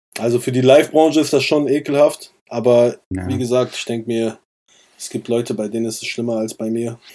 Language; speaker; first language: German; early bilingual, other home language; Persian